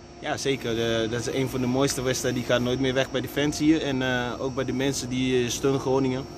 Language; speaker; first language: Dutch; non-native, fluent; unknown